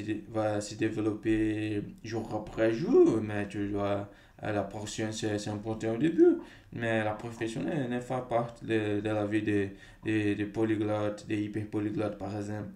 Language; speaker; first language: French; non-native, fluent; Portuguese